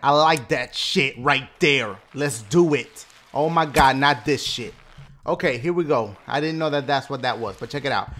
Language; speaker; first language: English; native; English